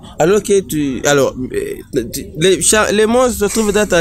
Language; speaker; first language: French; non-native, local second language; Rundi